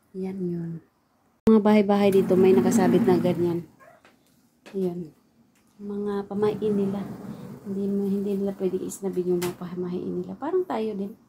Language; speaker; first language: Filipino; non-native, local second language; Cebuano